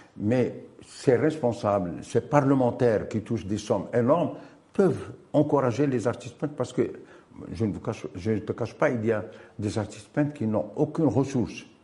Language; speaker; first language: French; non-native, local second language; Arabic